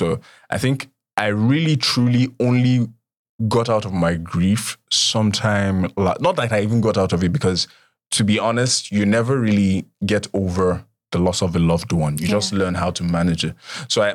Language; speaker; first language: English; non-native, local second language; Yoruba